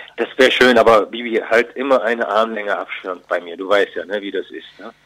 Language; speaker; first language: German; early bilingual, other home language; Turkish